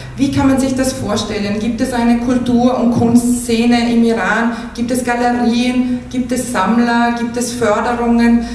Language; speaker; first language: German; native; German